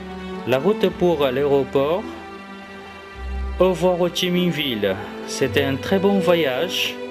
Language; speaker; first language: French; non-native, fluent; Vietnamese